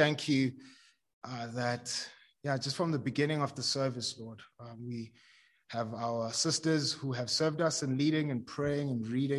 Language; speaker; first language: English; non-native, local second language; Zulu